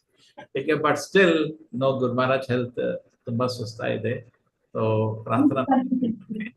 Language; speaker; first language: Kannada; non-native, learner; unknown